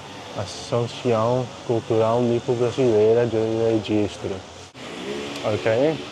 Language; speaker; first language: Portuguese; non-native, learner; English